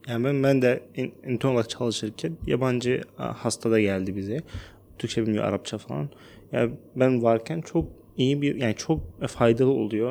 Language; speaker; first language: Turkish; non-native, fluent; Arabic